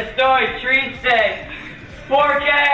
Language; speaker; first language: Spanish; non-native, learner; English